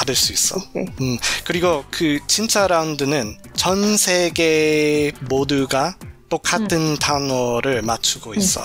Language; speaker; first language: Korean; non-native, learner; English